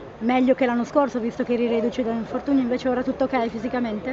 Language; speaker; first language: Italian; native; Italian